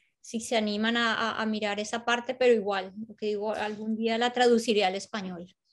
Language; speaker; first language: Spanish; native; Spanish